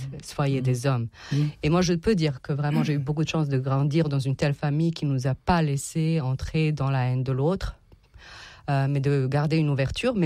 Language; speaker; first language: French; non-native, fluent; Serbian